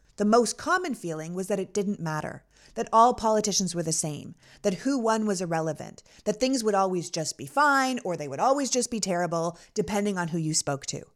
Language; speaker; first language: English; native; English